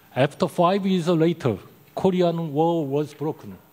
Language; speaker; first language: English; non-native, learner; Korean